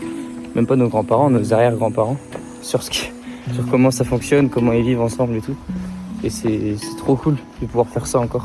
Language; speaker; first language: French; native; French